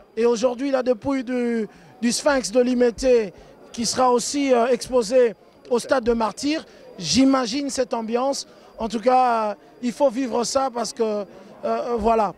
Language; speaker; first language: French; non-native, local second language; Lingala